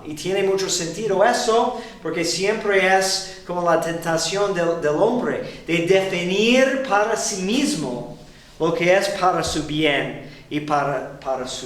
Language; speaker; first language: Spanish; non-native, fluent; English